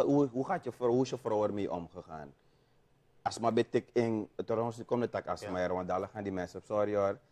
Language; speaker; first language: Dutch; native; Dutch